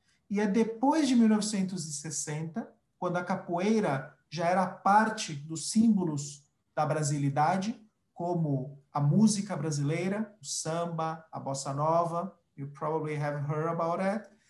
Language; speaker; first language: Portuguese; early bilingual, other home language; Spanish